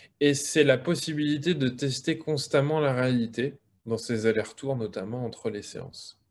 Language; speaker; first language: French; native; French